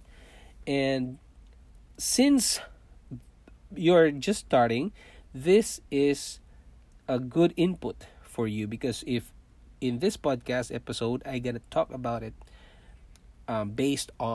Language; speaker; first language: English; non-native, local second language; Cebuano